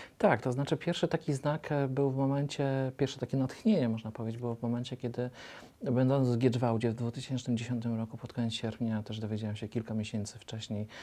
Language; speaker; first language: Polish; native; Polish